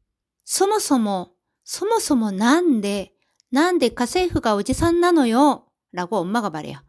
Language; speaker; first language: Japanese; non-native, fluent; Korean